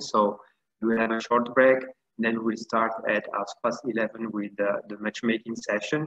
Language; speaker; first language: English; non-native, fluent; Italian